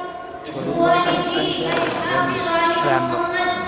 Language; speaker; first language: Arabic; non-native, learner; Urdu